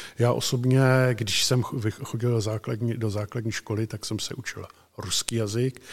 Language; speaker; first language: Czech; native; Czech